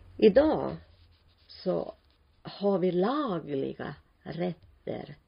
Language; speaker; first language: Swedish; non-native, local second language; Finnish